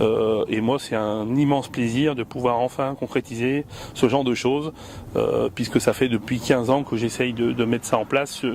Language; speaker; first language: French; native; French